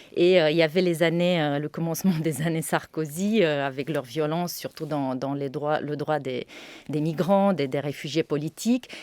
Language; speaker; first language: French; non-native, fluent; Romanian